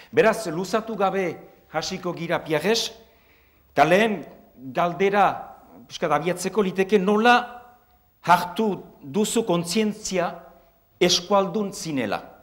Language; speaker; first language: Basque; native; Basque